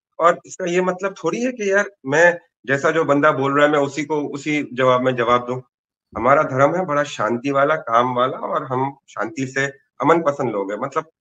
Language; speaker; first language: Hindi; native; Hindi